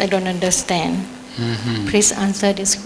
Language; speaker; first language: English; non-native, learner; Thai